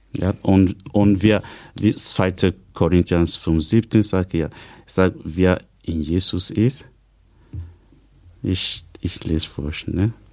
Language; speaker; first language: German; non-native, learner; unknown